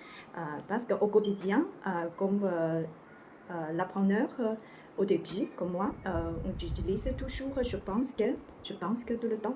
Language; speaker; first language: French; non-native, learner; Chinese